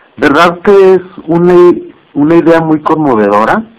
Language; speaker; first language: Spanish; native; Spanish